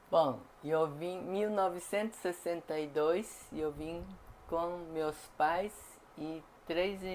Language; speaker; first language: Portuguese; non-native, fluent; Japanese